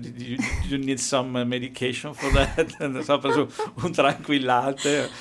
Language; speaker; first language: English; non-native, fluent; Italian